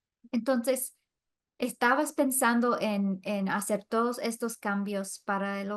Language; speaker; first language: Spanish; non-native, fluent; English